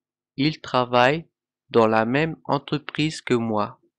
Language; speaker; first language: French; non-native, fluent; Portuguese